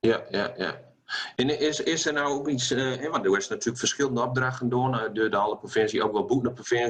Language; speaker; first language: Dutch; native; Dutch